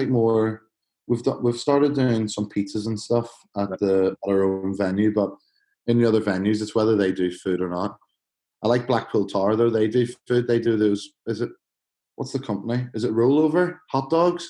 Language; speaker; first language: English; native; English